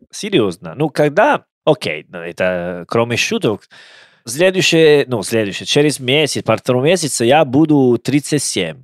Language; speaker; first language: Russian; non-native, learner; Italian